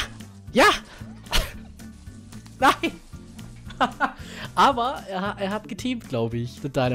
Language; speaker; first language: German; native; German